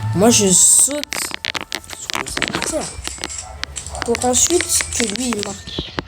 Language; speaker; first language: French; native; French